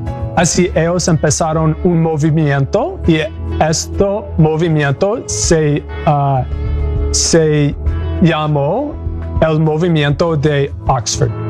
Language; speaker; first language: Spanish; non-native, learner; English